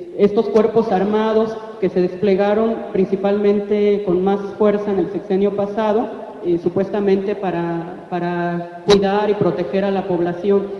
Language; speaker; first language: Spanish; non-native, local second language; Zapotec